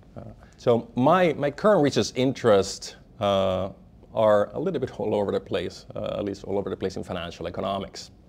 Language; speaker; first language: English; non-native, fluent; Spanish